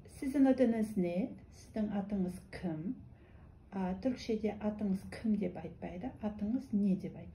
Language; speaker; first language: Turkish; non-native, fluent; Kazakh